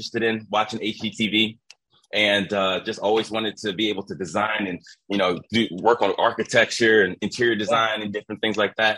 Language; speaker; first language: English; native; English